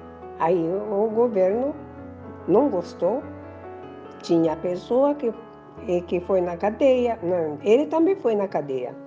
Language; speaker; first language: Portuguese; early bilingual, other home language; Japanese